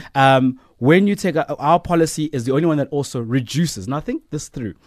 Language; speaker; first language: English; non-native, local second language; Zulu